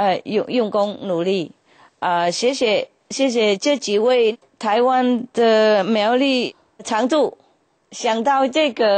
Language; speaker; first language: Chinese; non-native, fluent; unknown